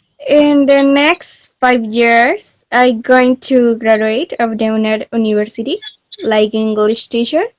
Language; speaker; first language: English; non-native, learner; Spanish